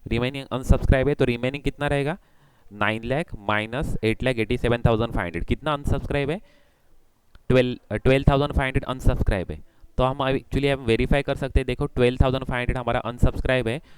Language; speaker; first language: Hindi; non-native, local second language; Marathi